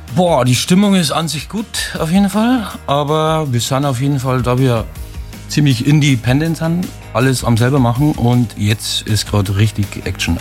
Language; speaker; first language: German; native; German